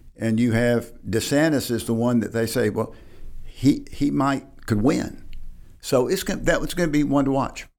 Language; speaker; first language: English; native; English